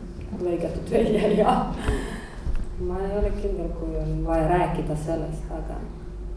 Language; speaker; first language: Estonian; non-native, learner; Croatian